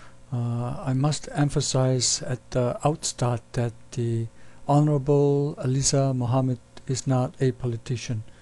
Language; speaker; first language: English; non-native, fluent; Korean